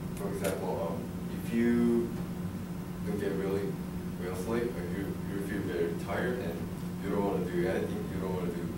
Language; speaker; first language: English; non-native, learner; Korean